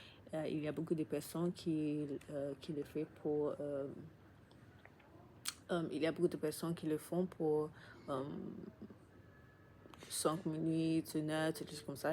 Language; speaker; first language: French; non-native, learner; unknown